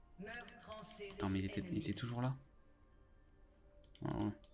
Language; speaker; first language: French; native; French